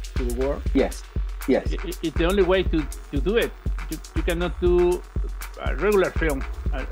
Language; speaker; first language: English; non-native, learner; Spanish